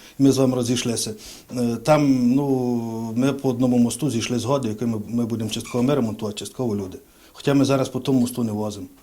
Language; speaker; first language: Ukrainian; native; Ukrainian